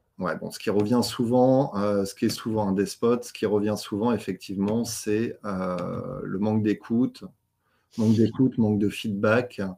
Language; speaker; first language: French; native; French